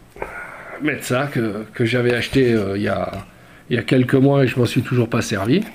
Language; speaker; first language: French; native; French